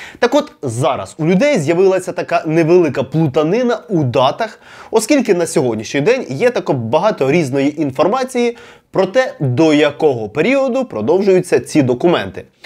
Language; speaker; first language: Ukrainian; non-native, local second language; Russian